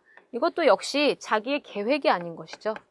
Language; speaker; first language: Korean; native; Korean